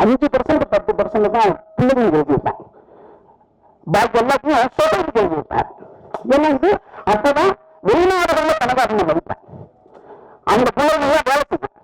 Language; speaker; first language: Tamil; native; Tamil